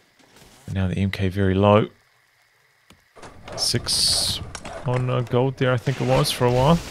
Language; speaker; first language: English; native; English